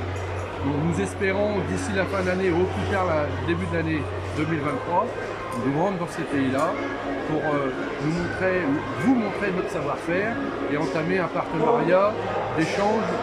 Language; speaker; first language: French; native; French